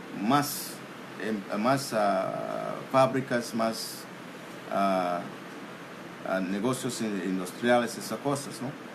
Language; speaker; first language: Spanish; non-native, local second language; English